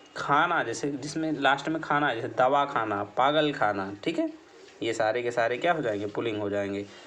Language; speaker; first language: Hindi; native; Hindi